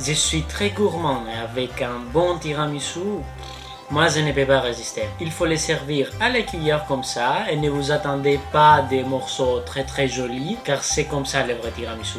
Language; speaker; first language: French; non-native, fluent; Greek